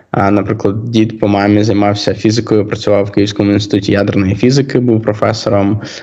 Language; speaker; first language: Ukrainian; native; Ukrainian